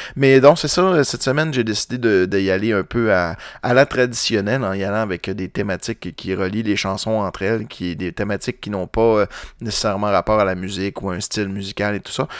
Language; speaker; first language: French; native; French